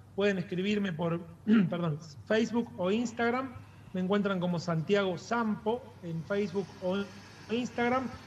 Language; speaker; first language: Spanish; native; Spanish